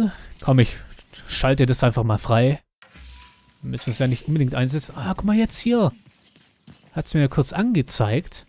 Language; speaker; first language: German; native; German